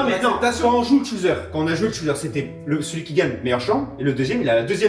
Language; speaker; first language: French; native; French